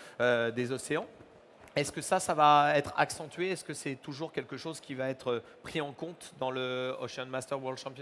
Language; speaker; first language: French; native; French